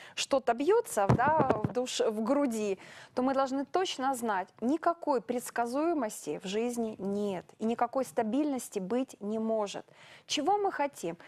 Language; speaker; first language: Russian; native; Russian